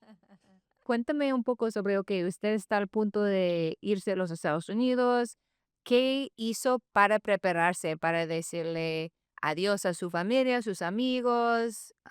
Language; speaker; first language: Spanish; non-native, fluent; English